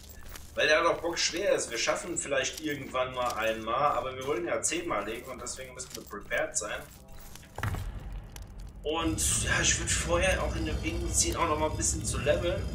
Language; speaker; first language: German; native; German